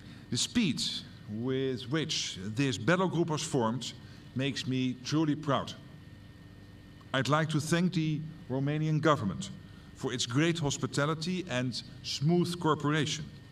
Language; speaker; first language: English; non-native, fluent; Dutch